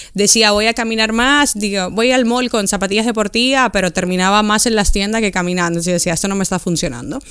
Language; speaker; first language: Spanish; native; Spanish